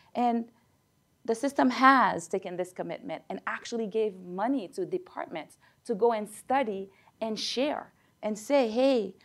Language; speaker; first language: English; early bilingual, other home language; Haitian Creole